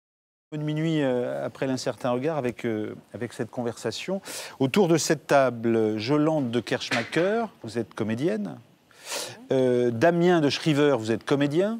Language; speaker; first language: French; native; French